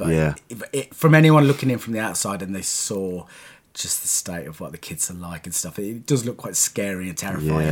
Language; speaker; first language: English; native; English